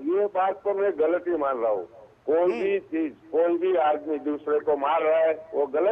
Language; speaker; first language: Hindi; non-native, local second language; Gujarati